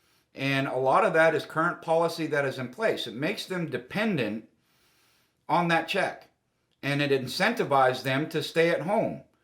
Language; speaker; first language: English; native; English